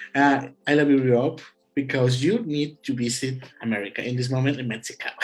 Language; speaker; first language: English; non-native, learner; Spanish